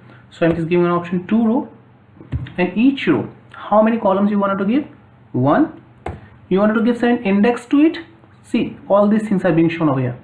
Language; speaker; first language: English; non-native, local second language; Hindi